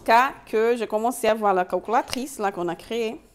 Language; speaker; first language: French; non-native, fluent; Portuguese